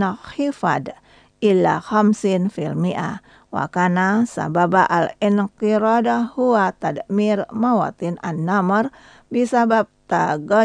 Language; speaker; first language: Arabic; non-native, fluent; Indonesian